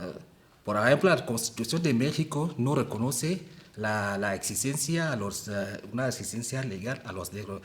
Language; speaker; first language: Spanish; non-native, fluent; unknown